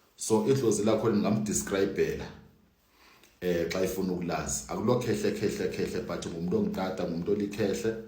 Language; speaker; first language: Zulu; non-native, local second language; Xhosa